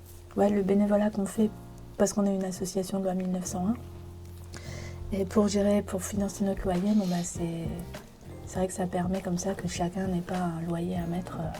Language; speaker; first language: French; native; French